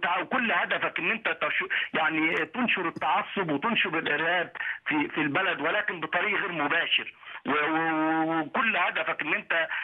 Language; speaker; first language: Arabic; native; Arabic